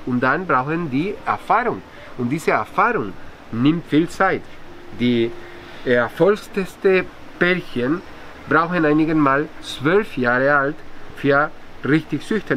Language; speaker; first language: German; non-native, fluent; Spanish